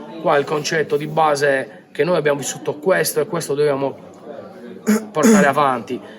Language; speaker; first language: Italian; native; Italian